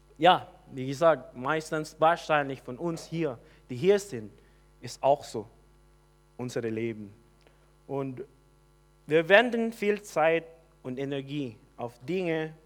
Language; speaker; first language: German; non-native, learner; Filipino